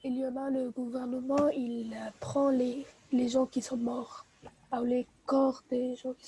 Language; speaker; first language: French; non-native, learner; Arabic